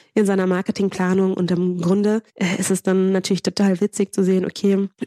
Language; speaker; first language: German; early bilingual, other home language; Spanish